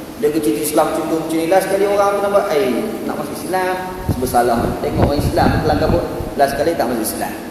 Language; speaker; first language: Malay; native; Malay